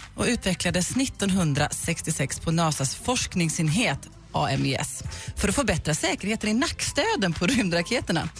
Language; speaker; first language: Swedish; native; Swedish